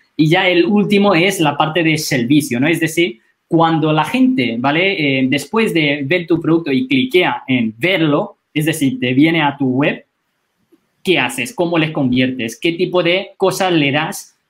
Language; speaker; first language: Spanish; non-native, fluent; Chinese